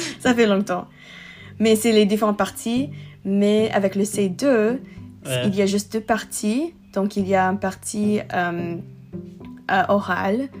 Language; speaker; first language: French; non-native, learner; English